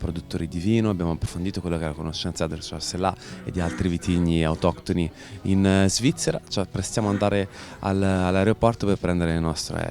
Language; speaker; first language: Italian; native; Italian